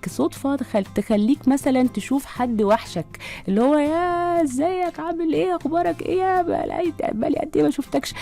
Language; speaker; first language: Arabic; native; Arabic